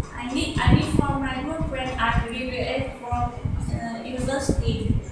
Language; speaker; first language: English; non-native, learner; Vietnamese